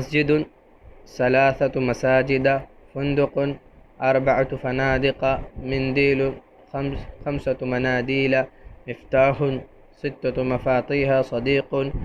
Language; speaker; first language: Arabic; non-native, fluent; Urdu